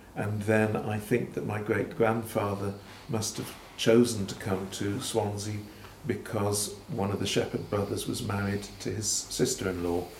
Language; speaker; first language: English; native; English